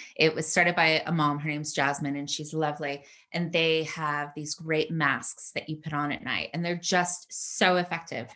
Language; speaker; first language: English; native; English